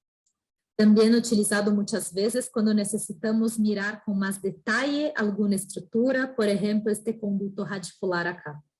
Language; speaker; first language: Spanish; non-native, fluent; Portuguese